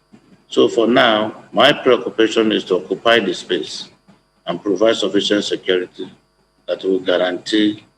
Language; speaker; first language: English; non-native, local second language; Igbo